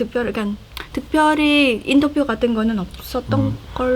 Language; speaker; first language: Korean; non-native, fluent; Khmer